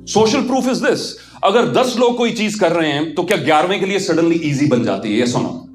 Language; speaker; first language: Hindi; non-native, local second language; Punjabi